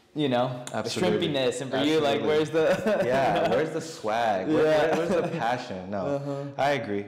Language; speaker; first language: English; native; English